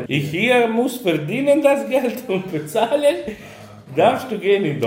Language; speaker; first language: German; non-native, learner; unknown